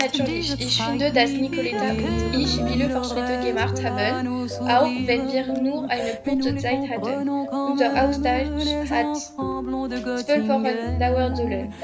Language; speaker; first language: German; non-native, learner; French